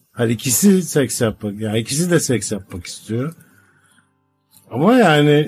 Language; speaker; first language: Turkish; native; Turkish